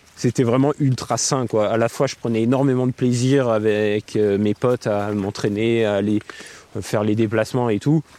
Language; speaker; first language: French; native; French